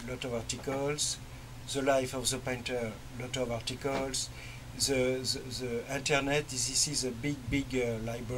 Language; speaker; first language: English; non-native, learner; French